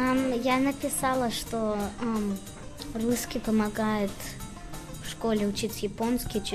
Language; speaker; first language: Russian; early bilingual, other home language; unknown